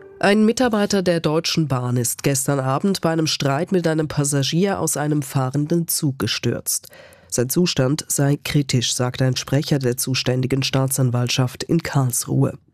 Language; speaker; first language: German; native; German